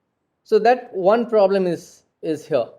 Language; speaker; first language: English; non-native, local second language; Gujarati